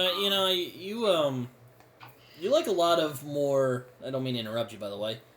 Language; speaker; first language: English; native; English